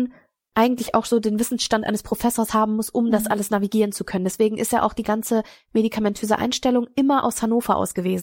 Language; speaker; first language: German; native; German